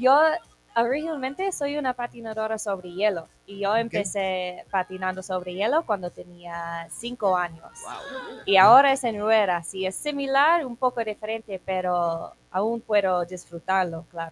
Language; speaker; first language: Spanish; non-native, learner; English